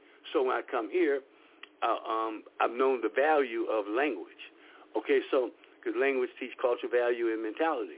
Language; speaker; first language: English; native; English